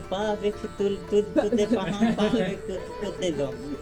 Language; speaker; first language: French; non-native, learner; Hindi